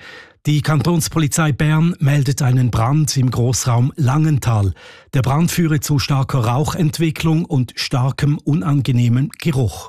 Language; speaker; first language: German; native; German